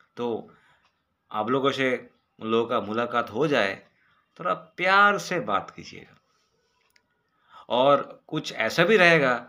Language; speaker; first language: Hindi; non-native, local second language; Bangla